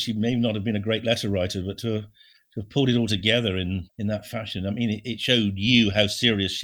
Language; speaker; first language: English; native; English